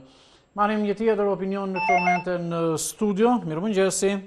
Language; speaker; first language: Albanian; native; Albanian